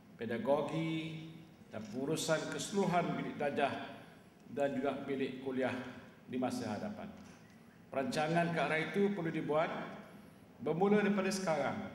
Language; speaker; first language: Malay; native; Malay